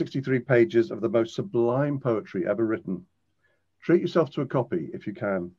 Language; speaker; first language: English; native; English